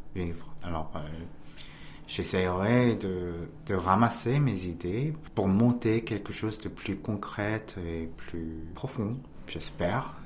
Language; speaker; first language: French; non-native, fluent; Korean